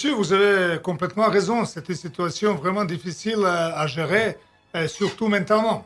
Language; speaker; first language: French; non-native, fluent; Serbian